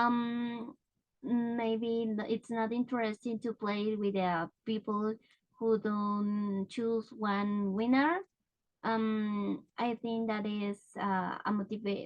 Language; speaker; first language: English; non-native, learner; Spanish